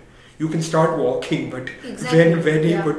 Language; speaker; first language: English; non-native, local second language; Tamil